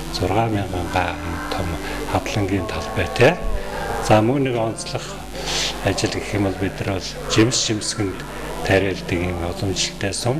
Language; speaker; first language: Mongolian; native; Mongolian